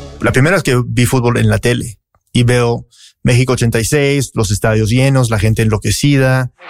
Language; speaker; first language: Spanish; early bilingual, heritage; Spanish